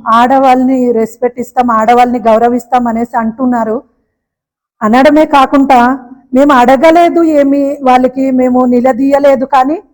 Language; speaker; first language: Telugu; native; Telugu